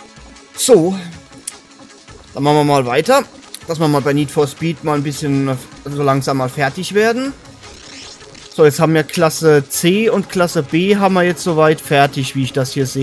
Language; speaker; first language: German; native; German